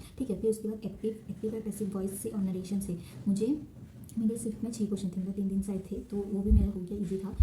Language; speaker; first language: Hindi; non-native, local second language; Assamese